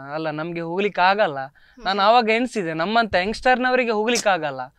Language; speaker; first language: Kannada; native; Kannada